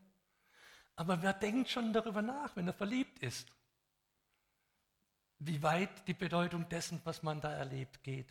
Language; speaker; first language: German; native; German